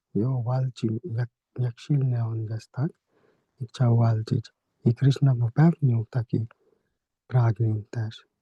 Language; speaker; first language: Polish; non-native, learner; Hindi